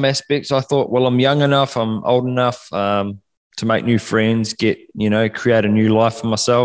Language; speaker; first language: English; native; English